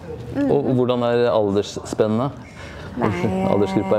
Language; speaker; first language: Norwegian; native; Norwegian